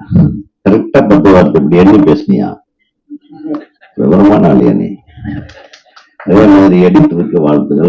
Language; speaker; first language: Tamil; native; Tamil